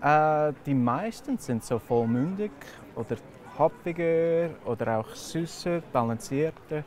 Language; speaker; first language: German; non-native, learner; English